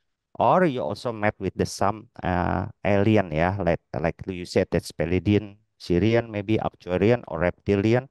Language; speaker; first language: English; non-native, learner; Indonesian